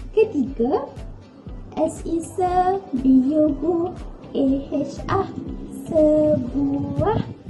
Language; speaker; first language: Malay; native; Malay